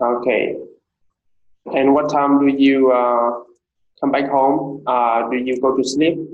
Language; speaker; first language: English; non-native, learner; Vietnamese